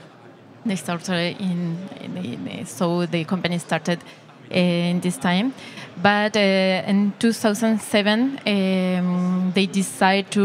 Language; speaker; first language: English; non-native, learner; Spanish